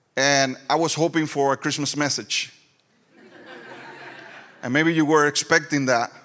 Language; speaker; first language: English; non-native, fluent; Spanish